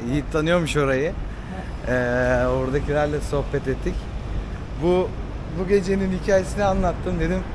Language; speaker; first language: Turkish; early bilingual, heritage; Turkish